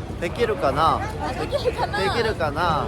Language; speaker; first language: Japanese; non-native, learner; Korean